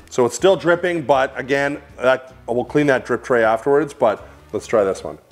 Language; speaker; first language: English; native; English